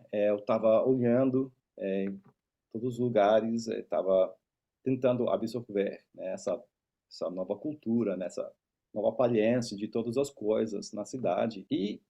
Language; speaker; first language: Portuguese; non-native, fluent; English